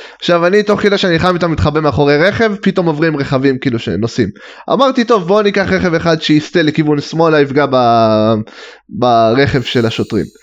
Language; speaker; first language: Hebrew; native; Hebrew